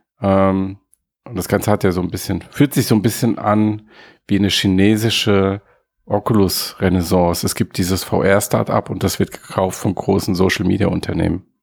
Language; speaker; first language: German; native; German